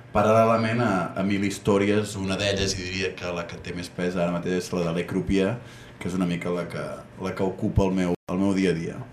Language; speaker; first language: Catalan; native; Catalan